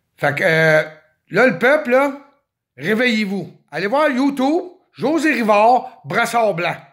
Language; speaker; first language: French; native; French